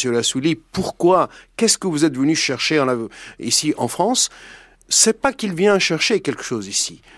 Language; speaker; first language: French; non-native, fluent; Persian